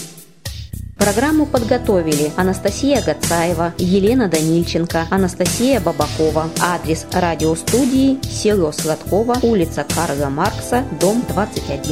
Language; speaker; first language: Russian; native; Russian